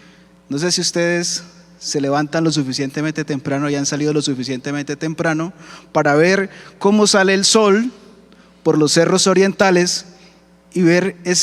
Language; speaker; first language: Spanish; native; Spanish